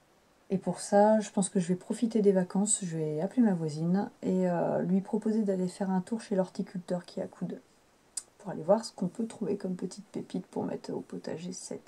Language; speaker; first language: French; native; French